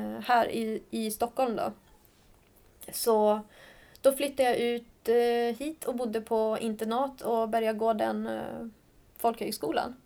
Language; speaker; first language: Swedish; native; Swedish